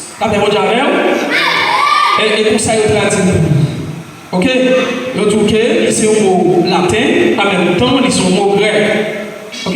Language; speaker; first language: French; non-native, local second language; Haitian Creole